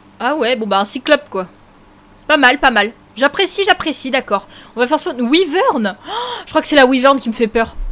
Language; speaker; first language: French; native; French